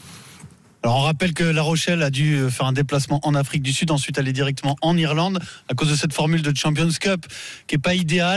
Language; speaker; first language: French; native; French